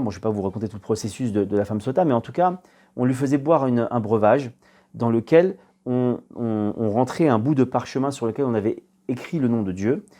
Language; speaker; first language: French; native; French